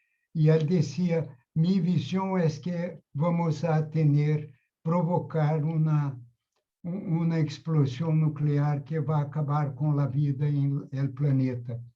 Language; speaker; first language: Spanish; non-native, fluent; Portuguese